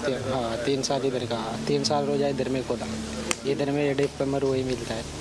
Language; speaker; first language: Hindi; non-native, local second language; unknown